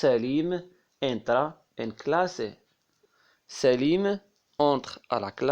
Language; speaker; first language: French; non-native, local second language; Arabic